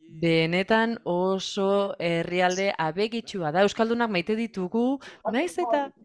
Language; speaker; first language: Basque; non-native, fluent; French